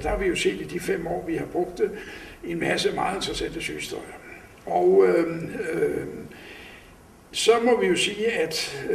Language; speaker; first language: Danish; native; Danish